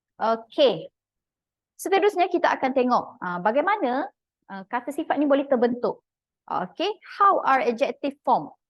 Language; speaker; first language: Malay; native; Malay